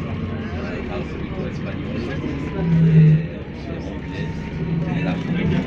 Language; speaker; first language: French; early bilingual, heritage; English